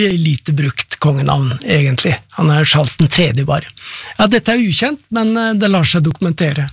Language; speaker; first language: Norwegian; native; Norwegian